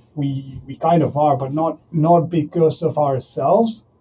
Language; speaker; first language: English; non-native, fluent; Spanish